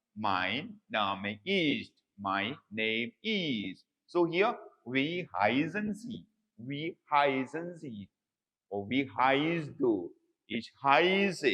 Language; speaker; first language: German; non-native, learner; Malayalam